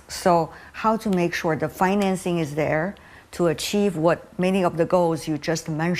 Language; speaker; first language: English; non-native, fluent; Chinese